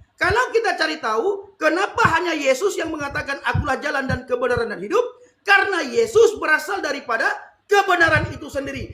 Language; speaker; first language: Indonesian; non-native, local second language; Achinese